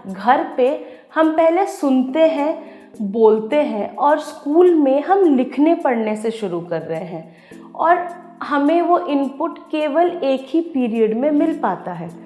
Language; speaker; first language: Hindi; non-native, local second language; Odia